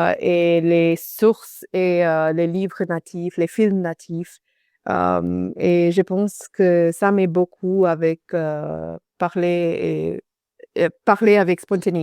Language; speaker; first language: French; non-native, fluent; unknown